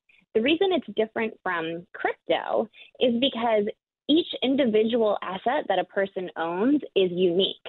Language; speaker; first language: English; native; English